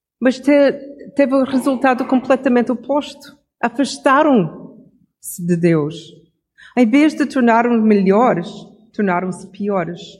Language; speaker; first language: Portuguese; non-native, fluent; English